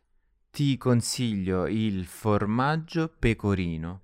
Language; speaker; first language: Italian; non-native, learner; English